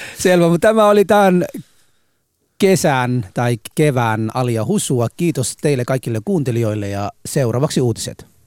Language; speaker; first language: Finnish; early bilingual, other home language; Arabic